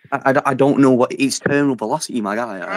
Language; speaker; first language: English; native; English